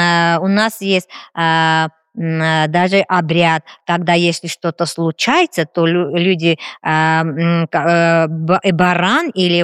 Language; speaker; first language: Russian; non-native, fluent; Armenian